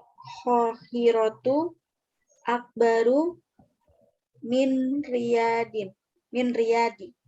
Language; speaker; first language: Arabic; non-native, learner; Indonesian